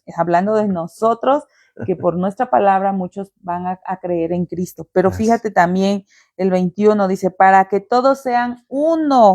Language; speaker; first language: Spanish; native; Spanish